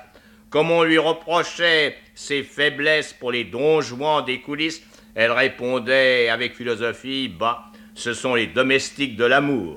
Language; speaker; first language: French; native; French